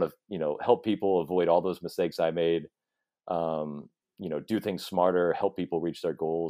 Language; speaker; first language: English; native; English